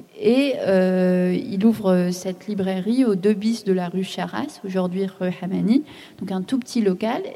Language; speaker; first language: French; early bilingual, other home language; Persian